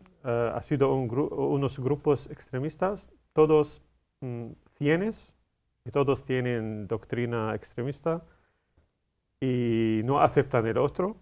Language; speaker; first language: Spanish; non-native, learner; Arabic